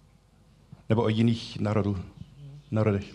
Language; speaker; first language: Czech; non-native, fluent; German